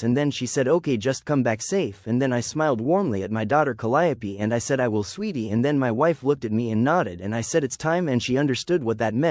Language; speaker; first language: English; native; English